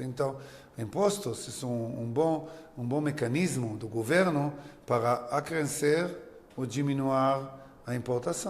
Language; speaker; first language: Portuguese; non-native, learner; Hebrew